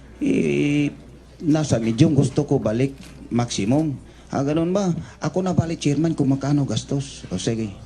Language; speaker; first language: Filipino; non-native, local second language; Cebuano